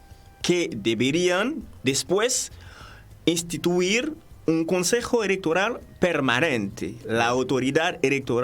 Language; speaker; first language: Spanish; non-native, fluent; Haitian Creole